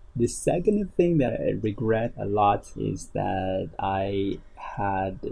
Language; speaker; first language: English; non-native, fluent; Chinese